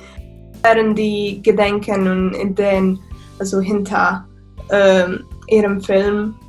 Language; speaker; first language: German; non-native, learner; English